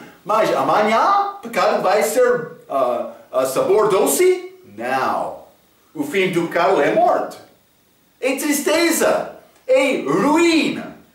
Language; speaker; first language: Portuguese; non-native, fluent; English